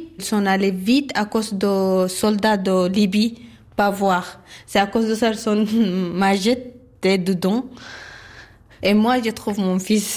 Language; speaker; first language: French; non-native, learner; Arabic